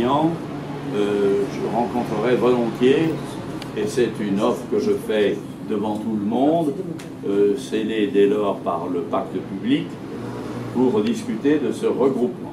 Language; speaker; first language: French; native; French